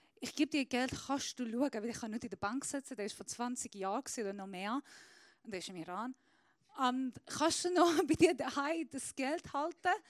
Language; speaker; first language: German; non-native, fluent; Persian